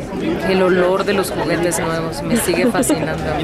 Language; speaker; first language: Spanish; native; Spanish